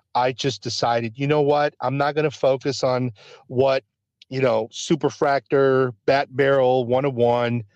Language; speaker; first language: English; early bilingual, other home language; Spanish